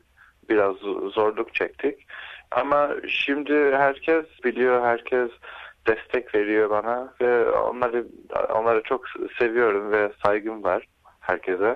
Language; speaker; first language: Turkish; early bilingual, heritage; Turkish